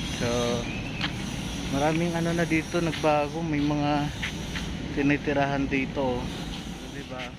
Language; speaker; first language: Filipino; native; Filipino